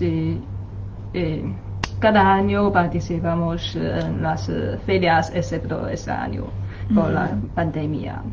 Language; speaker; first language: Spanish; non-native, learner; Chinese